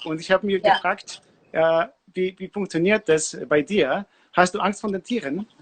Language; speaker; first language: German; non-native, learner; Polish